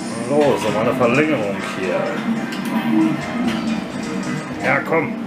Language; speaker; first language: German; native; German